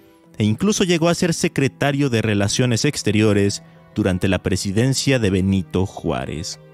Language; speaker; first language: Spanish; native; Spanish